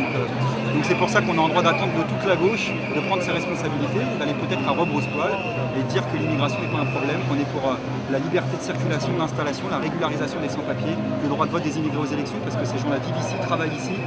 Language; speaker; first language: French; native; French